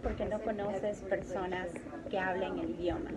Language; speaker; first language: Spanish; native; Spanish